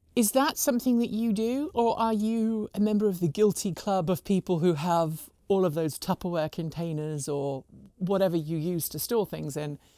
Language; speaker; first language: English; native; English